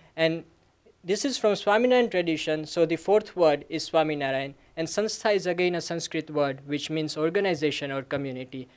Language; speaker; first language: English; non-native, local second language; Gujarati